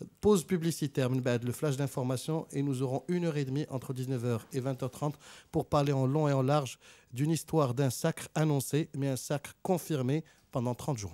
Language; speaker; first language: French; non-native, local second language; Arabic